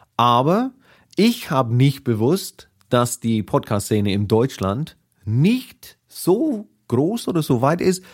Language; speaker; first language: German; non-native, fluent; English